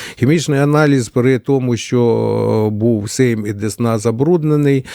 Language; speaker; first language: Ukrainian; native; Ukrainian